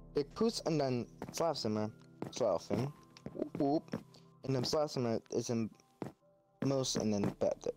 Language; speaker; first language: German; non-native, learner; English